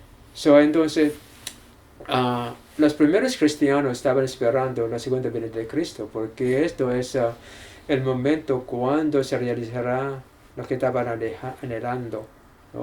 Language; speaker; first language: Spanish; non-native, learner; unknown